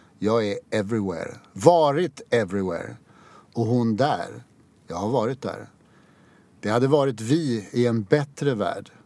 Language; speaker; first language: Swedish; native; Swedish